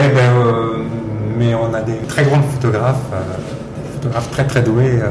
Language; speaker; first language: French; native; French